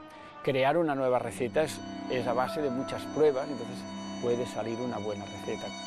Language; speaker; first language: Spanish; non-native, local second language; Catalan